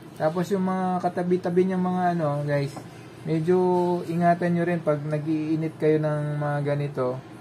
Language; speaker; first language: Filipino; non-native, local second language; Pampanga